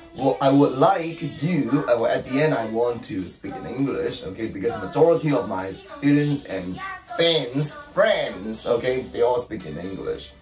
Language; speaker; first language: English; non-native, local second language; Cantonese